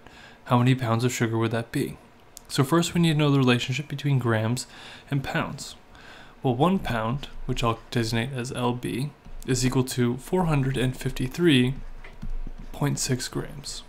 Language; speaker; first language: English; native; English